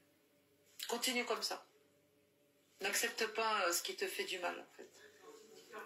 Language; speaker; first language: French; native; French